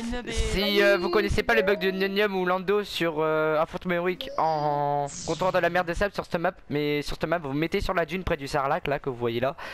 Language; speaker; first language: French; native; French